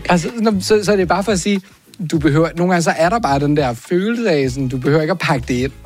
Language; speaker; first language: Danish; native; Danish